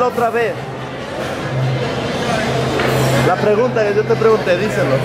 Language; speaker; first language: Spanish; early bilingual, heritage; English